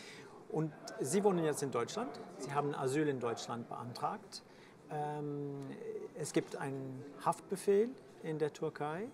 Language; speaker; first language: German; non-native, fluent; French